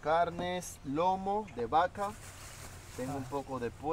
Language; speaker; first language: Spanish; native; Spanish